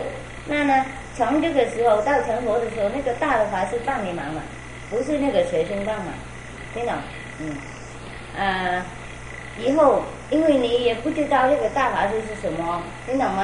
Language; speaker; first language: Chinese; non-native, fluent; Vietnamese